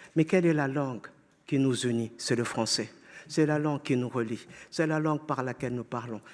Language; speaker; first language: French; non-native, fluent; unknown